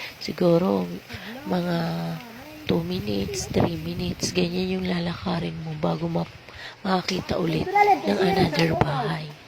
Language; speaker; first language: Filipino; non-native, local second language; Waray